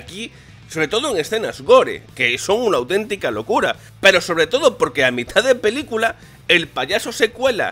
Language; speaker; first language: Spanish; native; Spanish